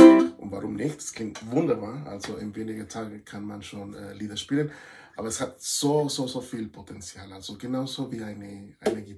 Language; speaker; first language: German; non-native, fluent; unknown